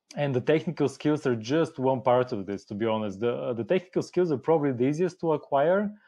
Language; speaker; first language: English; non-native, fluent; Bulgarian